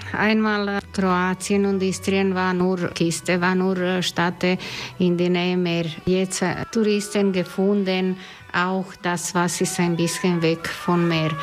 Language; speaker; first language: German; non-native, learner; Croatian